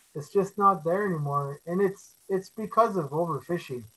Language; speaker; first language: English; native; English